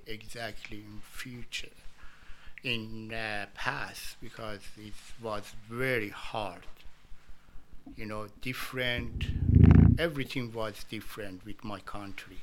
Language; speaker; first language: English; non-native, learner; Persian